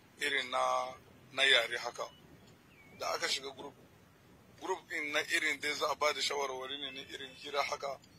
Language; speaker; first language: Hausa; non-native, local second language; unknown